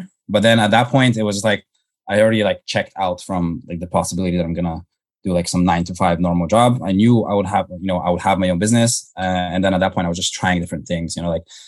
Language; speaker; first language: English; native; English